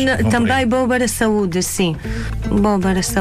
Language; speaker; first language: Portuguese; non-native, learner; Arabic